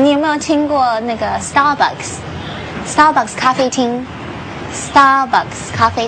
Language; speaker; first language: Chinese; non-native, fluent; English